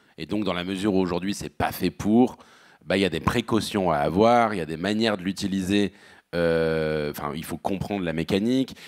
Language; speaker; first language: French; native; French